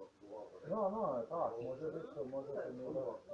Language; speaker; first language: Polish; non-native, learner; Slovenian